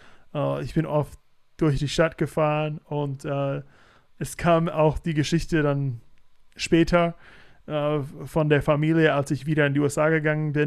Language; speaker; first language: German; non-native, fluent; English